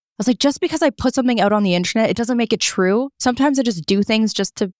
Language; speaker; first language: English; native; English